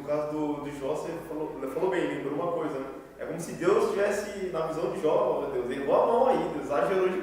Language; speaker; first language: Portuguese; native; Portuguese